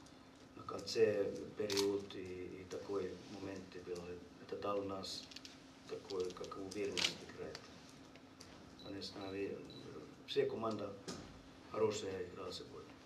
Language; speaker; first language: Russian; non-native, learner; Finnish